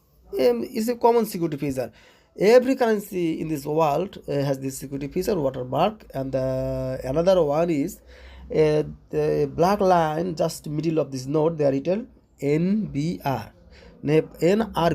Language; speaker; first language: English; non-native, local second language; Bangla